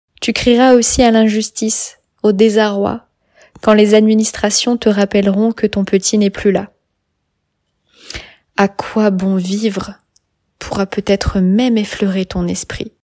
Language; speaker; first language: French; native; French